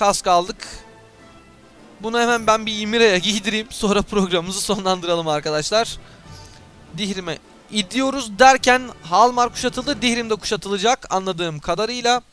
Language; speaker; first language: Turkish; native; Turkish